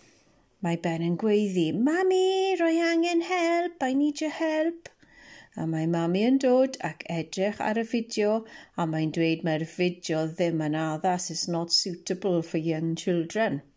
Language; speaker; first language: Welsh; non-native, local second language; English